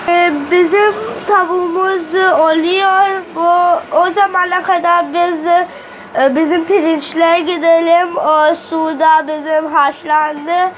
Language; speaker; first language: Turkish; non-native, learner; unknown